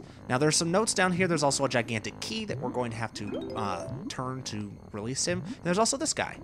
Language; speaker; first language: English; native; English